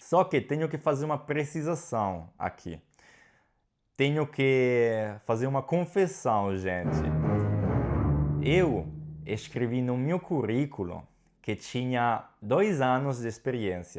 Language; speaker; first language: Portuguese; non-native, fluent; Italian